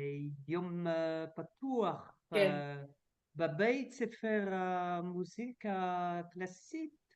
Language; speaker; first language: Hebrew; non-native, learner; French